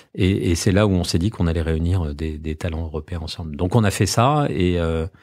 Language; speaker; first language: French; native; French